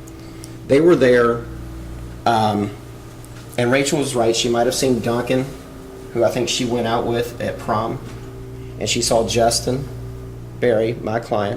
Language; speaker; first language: English; native; English